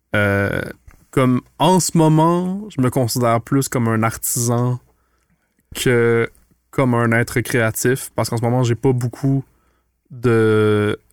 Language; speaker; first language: French; native; French